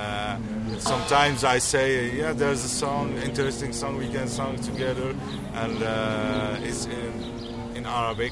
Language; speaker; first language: English; non-native, learner; Arabic